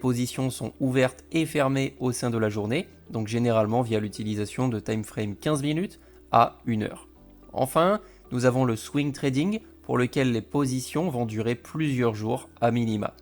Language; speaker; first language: French; native; French